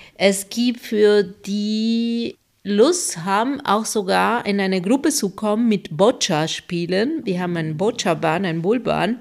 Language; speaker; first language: German; non-native, fluent; Spanish